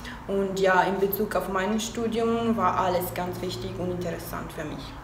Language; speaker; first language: German; non-native, fluent; Italian